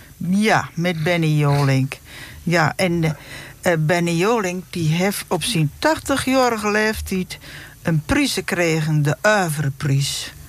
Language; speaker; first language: Dutch; native; Dutch